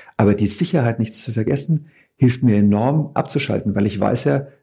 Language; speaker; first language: German; native; German